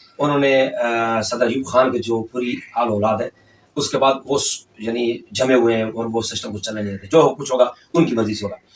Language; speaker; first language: Urdu; non-native, local second language; Northern Hindko